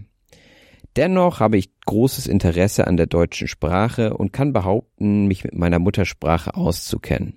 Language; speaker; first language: German; native; German